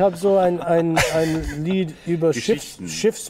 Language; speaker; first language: German; non-native, fluent; English